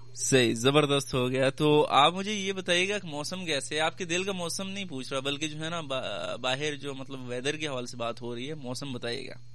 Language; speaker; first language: Urdu; non-native, local second language; Pashto